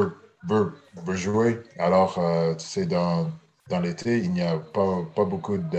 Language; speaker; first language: French; early bilingual, heritage; English